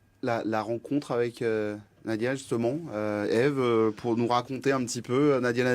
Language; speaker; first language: French; native; French